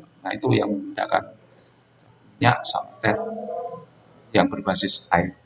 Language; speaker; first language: Indonesian; non-native, local second language; Javanese